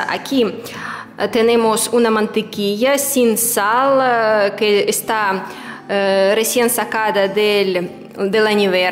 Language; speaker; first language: Spanish; non-native, fluent; Russian